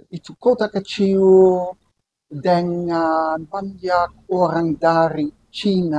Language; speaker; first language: Indonesian; non-native, learner; Dutch